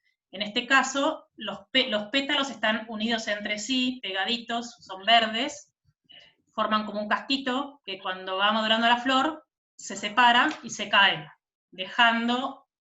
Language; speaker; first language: Spanish; native; Spanish